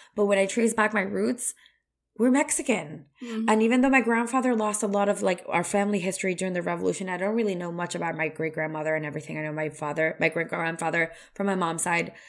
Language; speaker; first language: English; non-native, fluent; Spanish